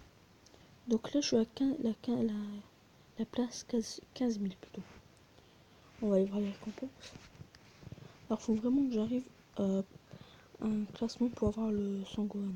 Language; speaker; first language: French; native; French